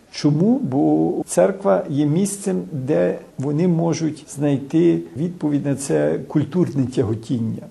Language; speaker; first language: Ukrainian; early bilingual, heritage; Ukrainian